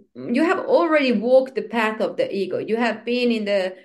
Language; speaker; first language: English; non-native, fluent; Finnish